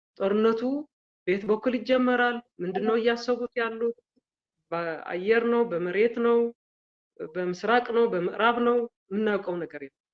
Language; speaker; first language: Amharic; non-native, local second language; Tigrinya